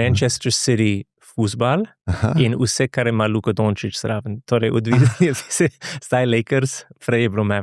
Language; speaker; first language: Slovenian; non-native, fluent; English